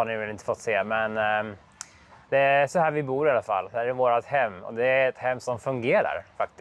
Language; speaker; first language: Swedish; native; Swedish